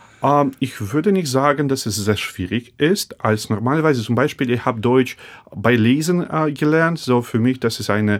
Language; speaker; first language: German; non-native, fluent; Russian